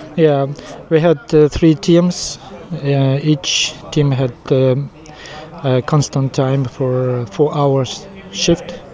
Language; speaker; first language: English; non-native, fluent; Ukrainian